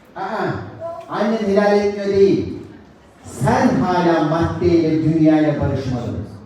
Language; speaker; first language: Turkish; native; Turkish